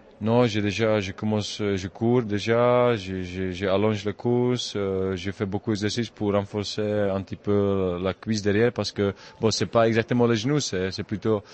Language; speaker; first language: French; non-native, fluent; Czech